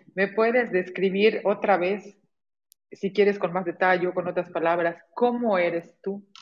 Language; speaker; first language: Spanish; native; Spanish